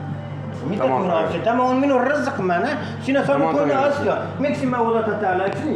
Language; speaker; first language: Finnish; non-native, learner; Turkish